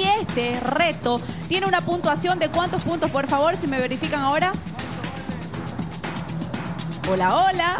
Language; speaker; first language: Spanish; native; Spanish